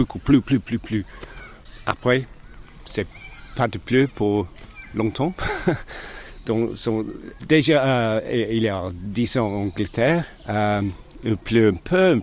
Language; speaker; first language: French; non-native, learner; English